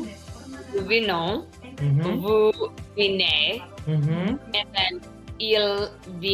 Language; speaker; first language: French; non-native, learner; English